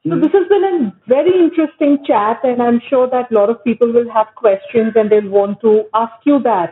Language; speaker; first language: English; non-native, local second language; Hindi